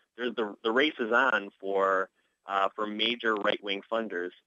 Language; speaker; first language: English; native; English